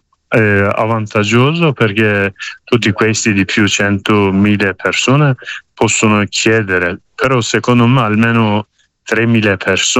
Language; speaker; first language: Italian; non-native, learner; Kurdish